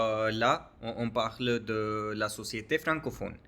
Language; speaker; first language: French; non-native, learner; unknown